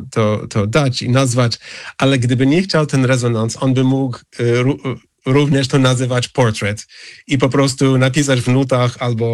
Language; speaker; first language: Polish; non-native, fluent; English